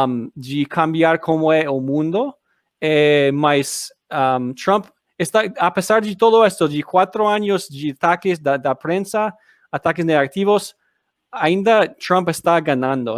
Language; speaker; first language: Portuguese; non-native, learner; English